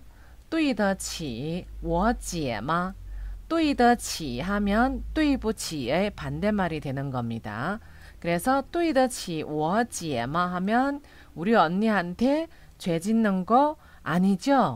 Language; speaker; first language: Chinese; non-native, fluent; Korean